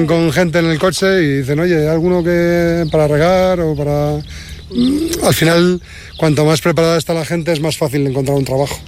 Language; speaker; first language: Spanish; native; Spanish